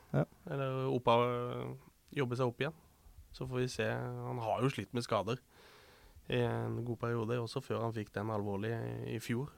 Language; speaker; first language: Norwegian; native; Norwegian